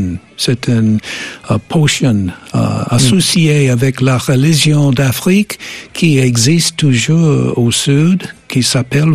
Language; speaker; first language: French; non-native, fluent; English